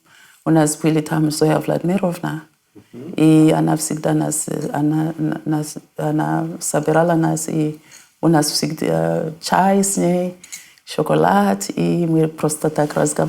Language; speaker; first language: Russian; non-native, fluent; North Ndebele